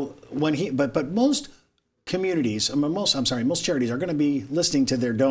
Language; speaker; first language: English; native; English